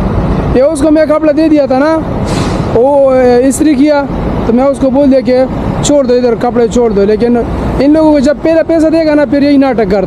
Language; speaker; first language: Hindi; non-native, local second language; Pashto